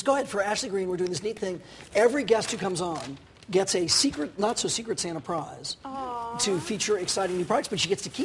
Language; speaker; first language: English; native; English